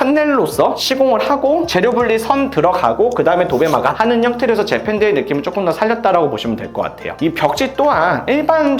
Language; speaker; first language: Korean; native; Korean